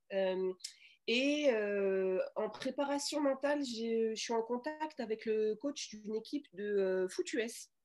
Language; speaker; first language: French; native; French